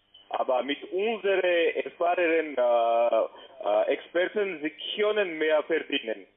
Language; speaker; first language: German; non-native, learner; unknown